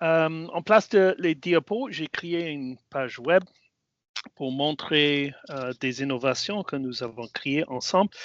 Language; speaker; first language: French; non-native, fluent; English